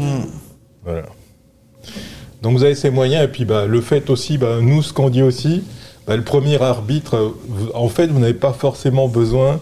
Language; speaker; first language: French; native; French